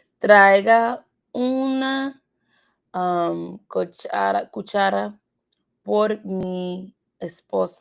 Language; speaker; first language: Spanish; non-native, learner; English